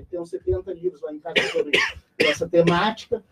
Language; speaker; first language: Portuguese; native; Portuguese